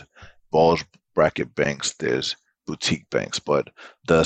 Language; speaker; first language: English; native; English